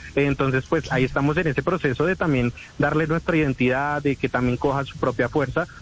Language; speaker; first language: Spanish; native; Spanish